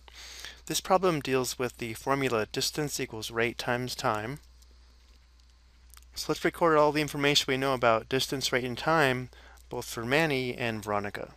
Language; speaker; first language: English; native; English